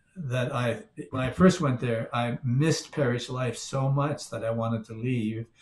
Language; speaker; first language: English; native; English